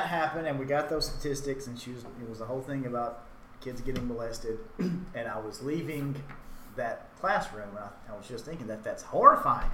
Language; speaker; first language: English; native; English